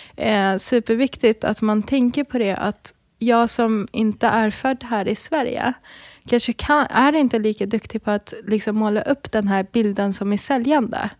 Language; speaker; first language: Swedish; early bilingual, other home language; Arabic